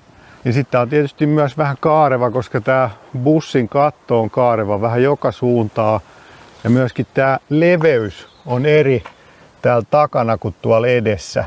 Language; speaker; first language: Finnish; native; Finnish